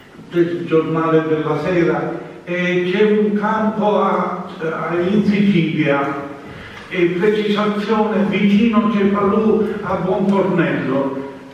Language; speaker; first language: Italian; native; Italian